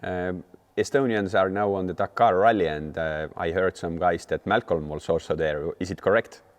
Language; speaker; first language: English; non-native, fluent; Estonian